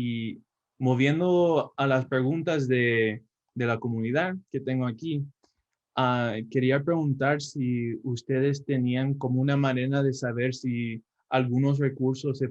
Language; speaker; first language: Spanish; early bilingual, heritage; Spanish